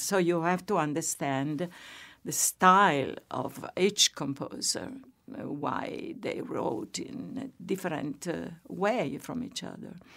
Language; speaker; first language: English; non-native, fluent; Italian